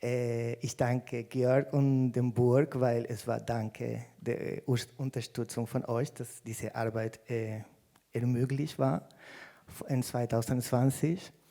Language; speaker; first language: German; non-native, fluent; Spanish